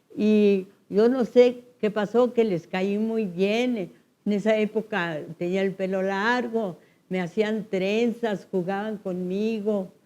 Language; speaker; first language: Spanish; early bilingual, other home language; French